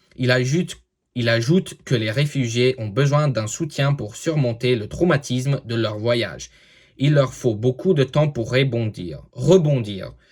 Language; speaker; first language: French; non-native, learner; English